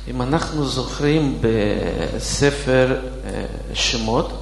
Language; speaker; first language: Hebrew; non-native, fluent; Russian